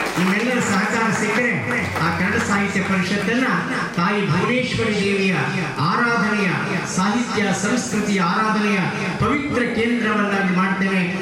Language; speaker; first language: Kannada; native; Kannada